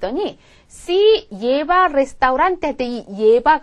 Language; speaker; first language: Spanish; non-native, fluent; Korean